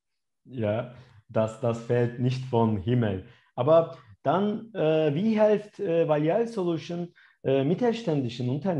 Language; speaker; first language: German; non-native, fluent; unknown